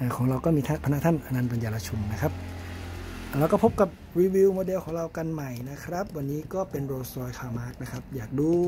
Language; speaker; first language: Thai; native; Thai